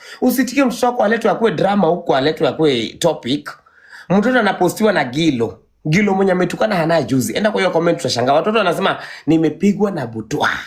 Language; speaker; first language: Swahili; non-native, local second language; Kikuyu